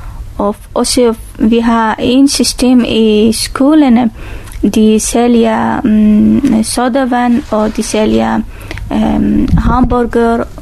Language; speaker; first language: Danish; non-native, learner; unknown